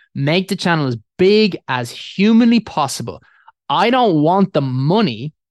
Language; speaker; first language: English; native; English